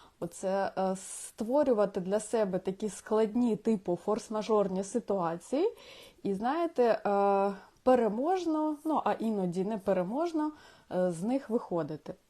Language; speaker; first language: Ukrainian; non-native, local second language; Russian